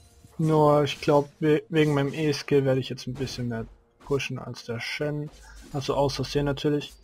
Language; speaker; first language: German; native; German